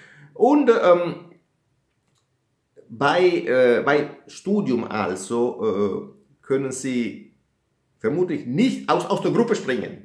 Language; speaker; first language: German; non-native, fluent; Italian